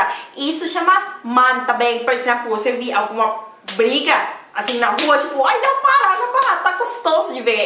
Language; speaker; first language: Portuguese; non-native, learner; Thai